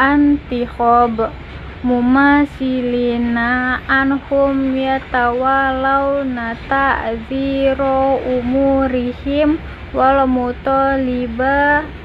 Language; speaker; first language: Arabic; non-native, learner; Indonesian